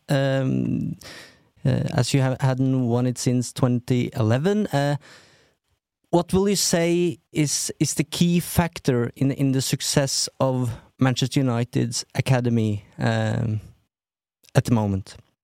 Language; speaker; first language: English; non-native, fluent; Norwegian